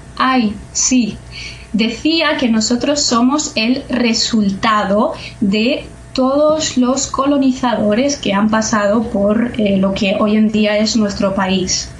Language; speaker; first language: Spanish; native; Spanish